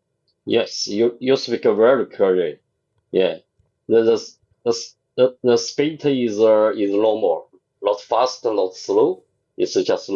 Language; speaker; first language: English; non-native, learner; Chinese